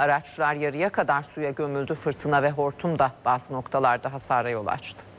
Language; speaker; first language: Turkish; native; Turkish